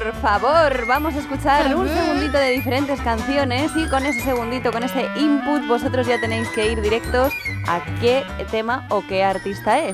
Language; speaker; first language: Spanish; native; Spanish